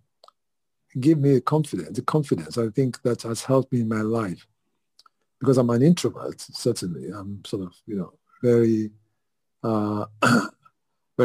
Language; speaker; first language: English; non-native, local second language; Yoruba